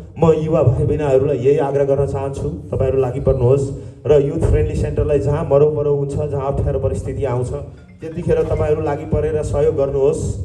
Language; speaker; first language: Nepali; native; Nepali